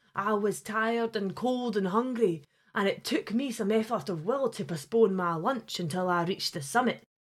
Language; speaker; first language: English; native; English